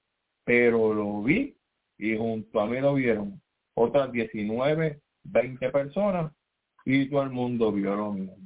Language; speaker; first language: Spanish; native; Spanish